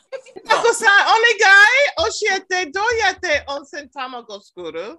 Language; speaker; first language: Japanese; non-native, learner; English